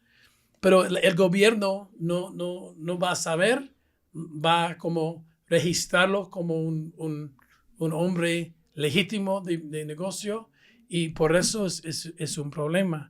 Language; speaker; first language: Spanish; non-native, fluent; English